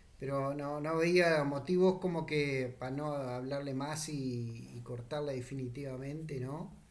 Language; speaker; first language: Spanish; native; Spanish